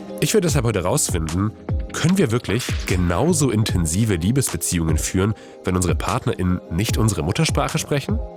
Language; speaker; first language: German; non-native, fluent; Polish